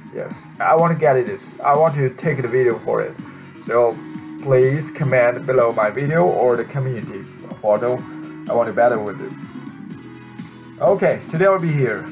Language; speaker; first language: English; non-native, learner; Japanese